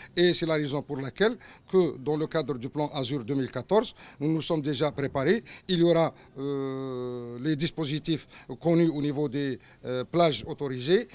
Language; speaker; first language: French; non-native, local second language; Arabic